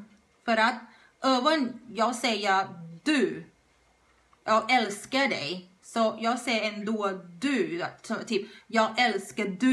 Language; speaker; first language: Swedish; non-native, fluent; Thai